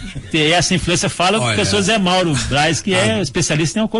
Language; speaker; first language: Portuguese; native; Portuguese